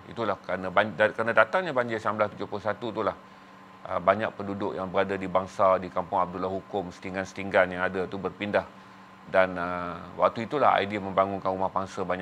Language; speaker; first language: Malay; native; Malay